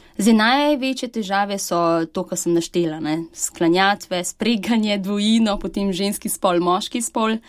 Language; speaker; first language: Slovenian; early bilingual, other home language; Chinese